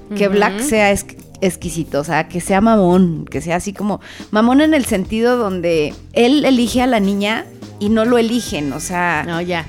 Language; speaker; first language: Spanish; native; Spanish